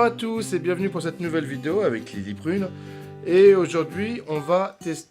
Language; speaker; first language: French; native; French